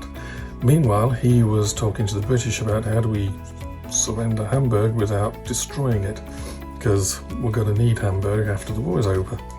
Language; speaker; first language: English; native; English